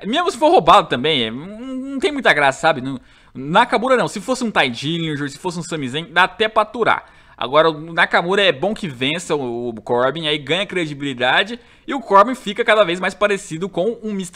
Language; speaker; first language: Portuguese; native; Portuguese